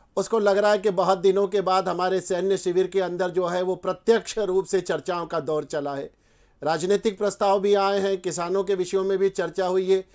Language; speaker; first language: Hindi; native; Hindi